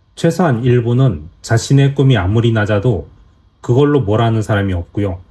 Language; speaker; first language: Korean; native; Korean